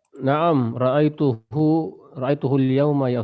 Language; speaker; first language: Arabic; non-native, learner; Filipino